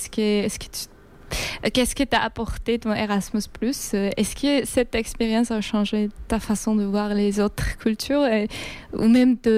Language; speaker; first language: French; non-native, fluent; Georgian